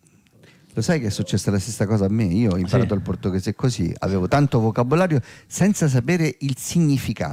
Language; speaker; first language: Italian; native; Italian